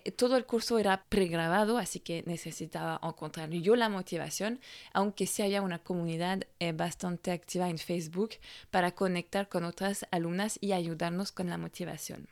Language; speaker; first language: Spanish; non-native, fluent; French